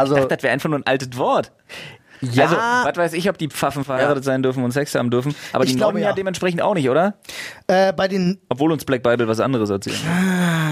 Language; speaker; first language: German; native; German